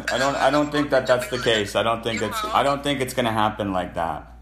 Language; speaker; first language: English; native; English